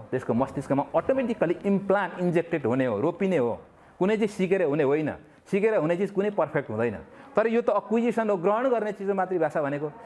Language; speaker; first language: Nepali; non-native, local second language; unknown